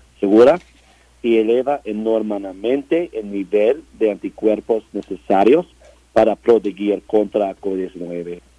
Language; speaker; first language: Spanish; non-native, learner; English